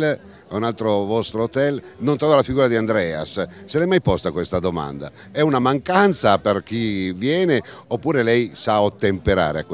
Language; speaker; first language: Italian; native; Italian